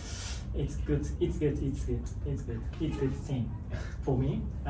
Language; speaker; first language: English; non-native, learner; Japanese